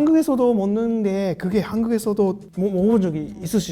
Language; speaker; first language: Korean; non-native, fluent; Japanese